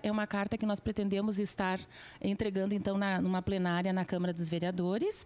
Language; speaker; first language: Portuguese; native; Portuguese